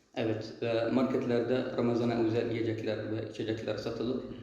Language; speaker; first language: Turkish; non-native, learner; Arabic